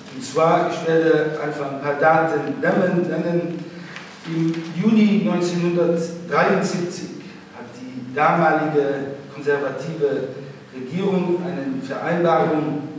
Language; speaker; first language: German; non-native, local second language; Luxembourgish